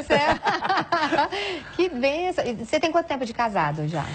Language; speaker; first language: Portuguese; native; Portuguese